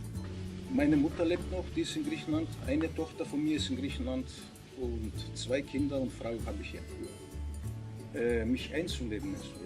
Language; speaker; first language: German; non-native, fluent; Greek